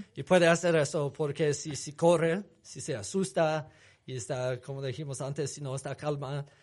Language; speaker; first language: Spanish; non-native, fluent; English